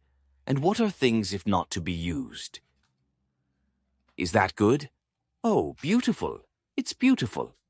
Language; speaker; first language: English; native; English